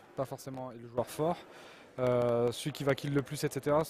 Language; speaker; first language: French; native; French